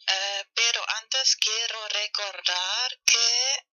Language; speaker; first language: Spanish; non-native, learner; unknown